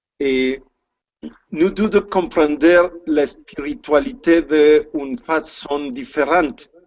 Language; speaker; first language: French; non-native, learner; Spanish